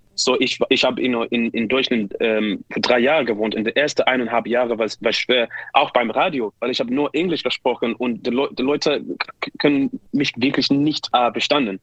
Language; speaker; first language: German; non-native, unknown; English